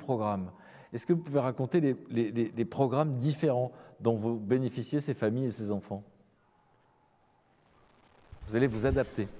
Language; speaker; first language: French; native; French